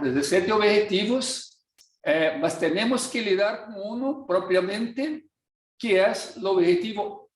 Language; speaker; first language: Portuguese; non-native, fluent; Spanish